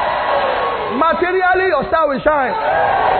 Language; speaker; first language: English; non-native, local second language; Yoruba